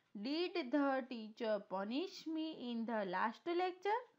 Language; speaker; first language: English; non-native, local second language; Gujarati